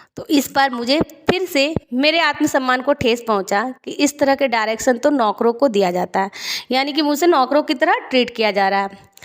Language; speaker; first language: Hindi; native; Hindi